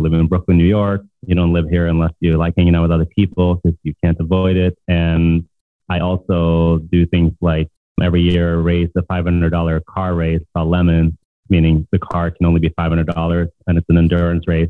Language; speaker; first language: English; non-native, fluent; Norwegian